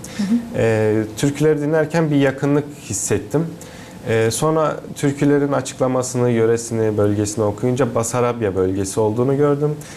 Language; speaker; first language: Turkish; native; Turkish